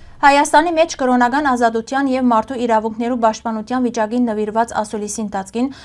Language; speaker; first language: Armenian; early bilingual, heritage; Armenian